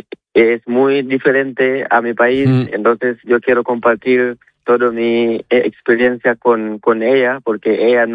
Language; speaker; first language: Spanish; non-native, learner; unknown